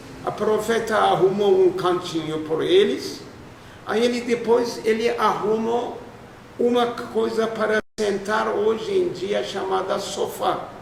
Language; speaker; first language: Portuguese; non-native, fluent; Turkish